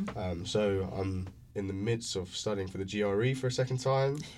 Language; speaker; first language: English; native; English